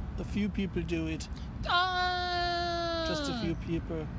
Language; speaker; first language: English; non-native, fluent; German